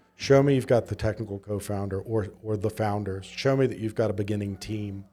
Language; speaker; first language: English; native; English